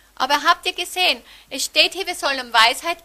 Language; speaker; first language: German; native; German